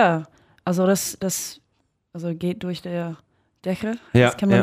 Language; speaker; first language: German; non-native, fluent; English